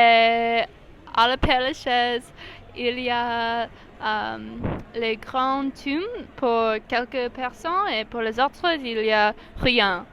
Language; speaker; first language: French; non-native, learner; English